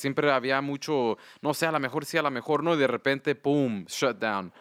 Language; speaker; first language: Spanish; early bilingual, heritage; Spanish